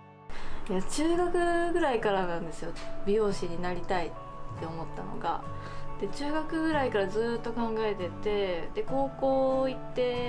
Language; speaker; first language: Japanese; native; Japanese